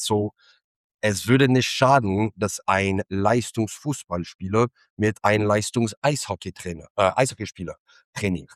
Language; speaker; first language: German; non-native, fluent; English